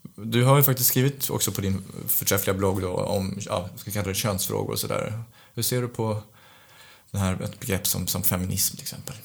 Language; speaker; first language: Swedish; early bilingual, other home language; Romanian